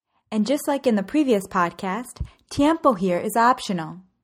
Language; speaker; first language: English; native; English